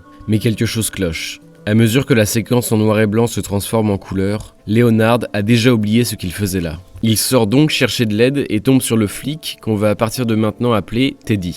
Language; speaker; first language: French; native; French